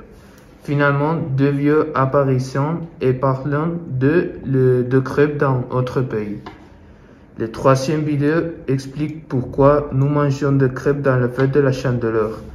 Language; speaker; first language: French; non-native, learner; Spanish